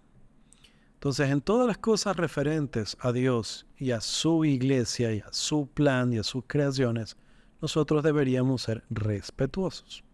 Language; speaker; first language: Spanish; native; Spanish